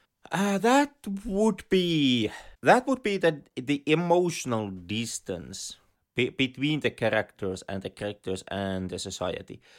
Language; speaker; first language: English; non-native, fluent; Finnish